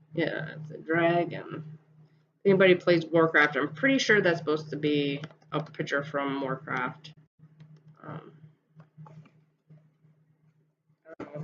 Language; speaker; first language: English; native; English